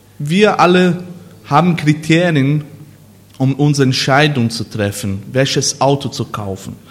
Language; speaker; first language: German; non-native, learner; Portuguese